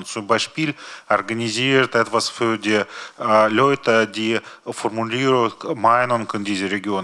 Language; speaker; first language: German; non-native, learner; Russian